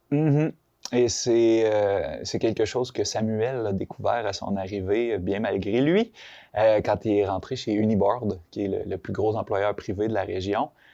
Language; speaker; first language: French; native; French